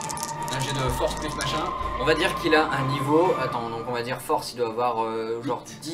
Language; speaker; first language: French; native; French